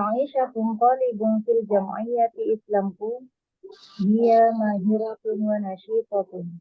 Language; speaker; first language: Arabic; non-native, learner; Indonesian